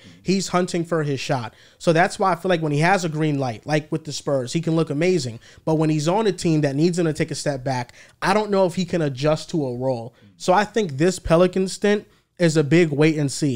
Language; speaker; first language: English; native; English